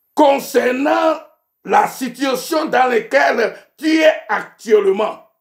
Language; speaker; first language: French; non-native, local second language; Ewe